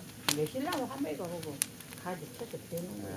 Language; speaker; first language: Korean; native; Korean